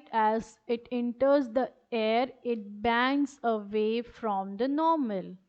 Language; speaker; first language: English; non-native, local second language; Urdu